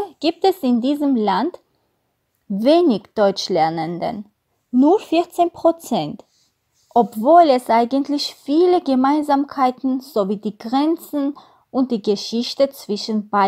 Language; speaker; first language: German; non-native, fluent; Armenian